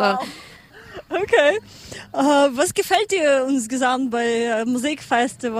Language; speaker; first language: German; non-native, learner; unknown